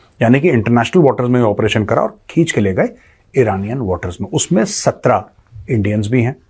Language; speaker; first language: Hindi; native; Hindi